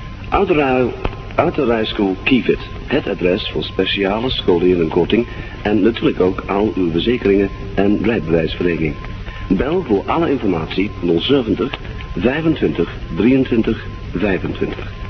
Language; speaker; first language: Dutch; non-native, learner; English